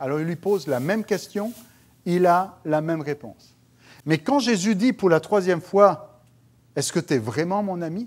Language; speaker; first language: French; native; French